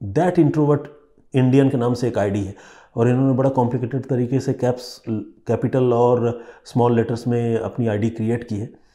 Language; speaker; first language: Hindi; non-native, local second language; Bangla